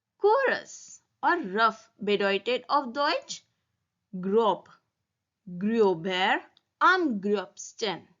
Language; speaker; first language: German; non-native, learner; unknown